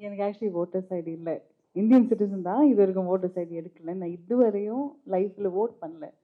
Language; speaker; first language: Tamil; early bilingual, heritage; Tamil